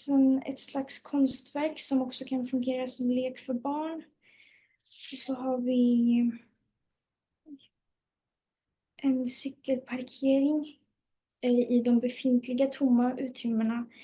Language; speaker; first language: Swedish; native; Swedish